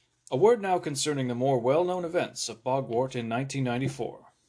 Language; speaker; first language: English; native; English